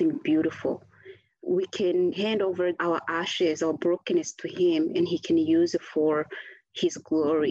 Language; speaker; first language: English; non-native, local second language; Kinyarwanda